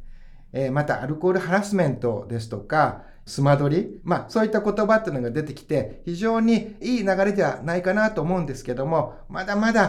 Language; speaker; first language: Japanese; native; Japanese